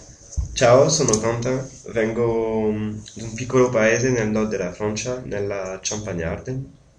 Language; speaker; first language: Italian; non-native, learner; French